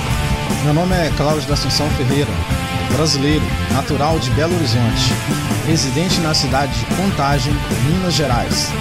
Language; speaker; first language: Portuguese; native; Portuguese